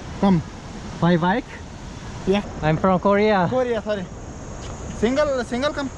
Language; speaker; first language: English; non-native, learner; Korean